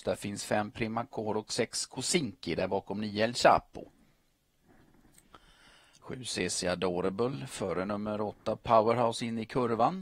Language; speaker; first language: Swedish; native; Swedish